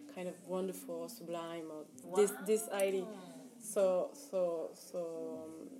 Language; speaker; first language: English; non-native, fluent; Arabic